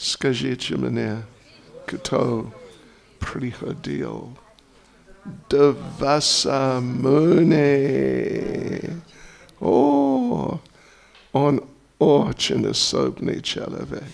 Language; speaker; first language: Russian; non-native, learner; English